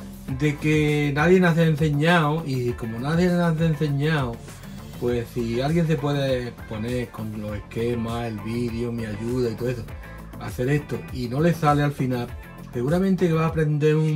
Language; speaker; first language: Spanish; native; Spanish